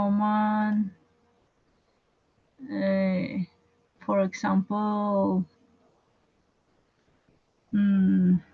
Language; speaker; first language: English; non-native, learner; Spanish